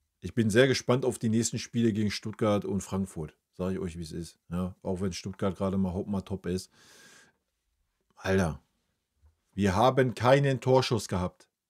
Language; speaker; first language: German; native; German